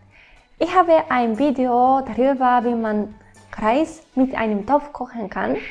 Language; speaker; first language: German; non-native, fluent; Japanese